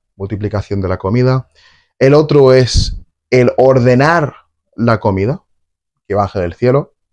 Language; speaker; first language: Spanish; native; Spanish